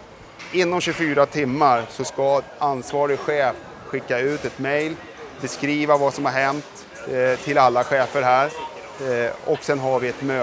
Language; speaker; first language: Swedish; native; Swedish